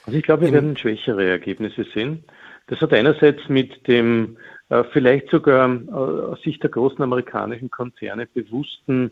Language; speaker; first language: German; native; German